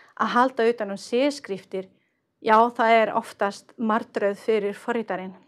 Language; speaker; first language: Icelandic; non-native, fluent; Swedish